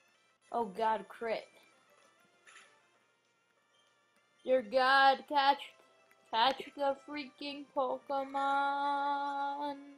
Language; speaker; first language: English; native; English